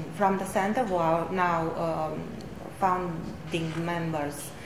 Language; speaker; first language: English; non-native, fluent; Romanian